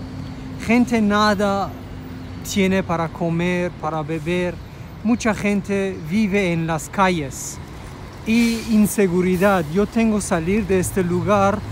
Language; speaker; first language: Spanish; non-native, fluent; Portuguese